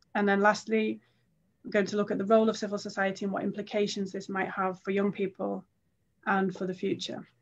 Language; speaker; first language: English; native; English